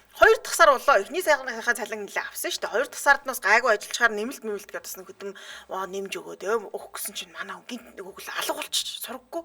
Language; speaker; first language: Mongolian; native; Mongolian